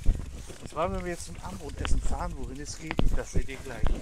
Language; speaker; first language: German; native; German